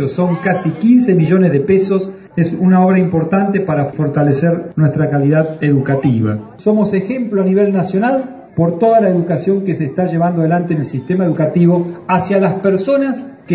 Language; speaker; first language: Spanish; native; Spanish